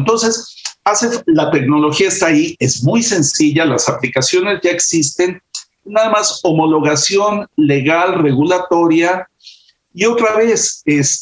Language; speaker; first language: Spanish; native; Spanish